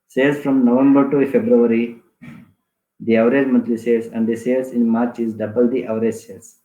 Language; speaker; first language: English; non-native, local second language; Kannada